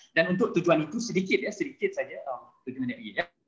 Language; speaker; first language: Malay; native; Malay